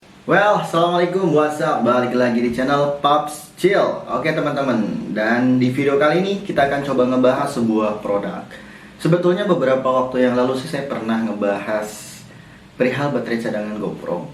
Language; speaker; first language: Indonesian; native; Indonesian